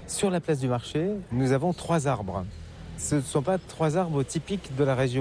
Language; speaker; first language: French; native; French